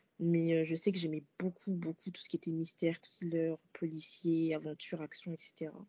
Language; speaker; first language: French; early bilingual, other home language; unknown